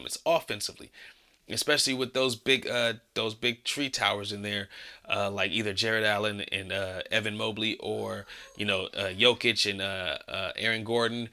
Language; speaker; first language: English; native; English